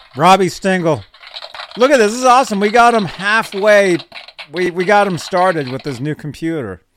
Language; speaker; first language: English; native; English